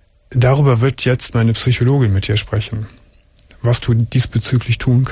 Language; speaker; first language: German; native; German